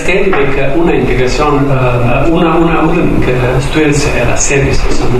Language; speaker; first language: Danish; non-native, fluent; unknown